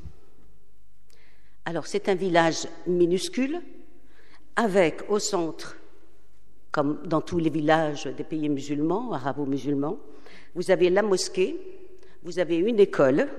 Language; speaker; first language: French; non-native, local second language; Arabic